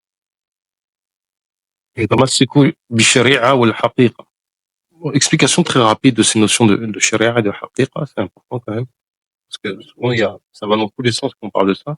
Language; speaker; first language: French; non-native, local second language; Wolof